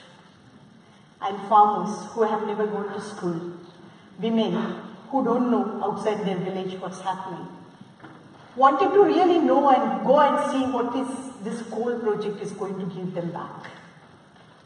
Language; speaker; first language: English; non-native, local second language; Marathi